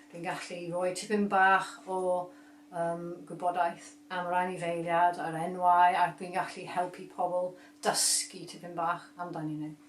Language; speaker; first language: Welsh; non-native, local second language; English